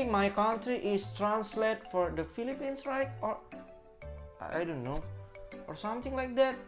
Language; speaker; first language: English; non-native, learner; Indonesian